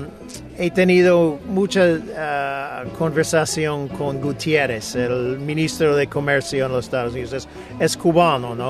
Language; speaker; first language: Spanish; non-native, fluent; English